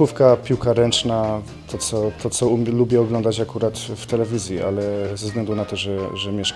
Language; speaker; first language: Polish; native; Polish